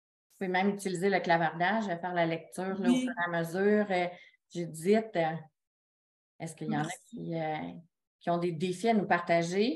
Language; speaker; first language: French; native; French